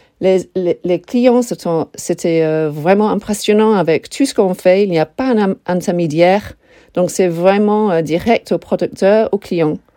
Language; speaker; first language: French; non-native, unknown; English